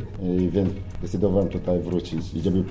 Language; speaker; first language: Polish; non-native, fluent; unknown